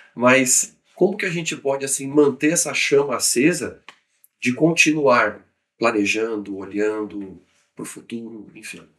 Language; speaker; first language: Portuguese; native; Portuguese